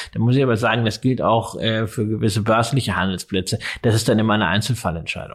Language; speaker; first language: German; native; German